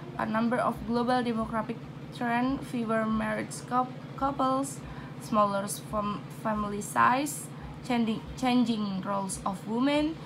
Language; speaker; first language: English; non-native, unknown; Indonesian